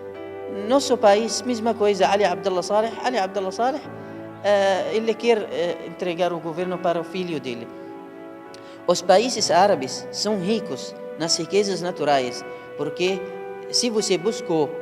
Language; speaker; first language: Portuguese; non-native, learner; Arabic